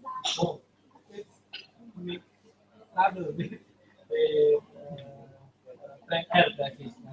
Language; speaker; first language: English; non-native, learner; Indonesian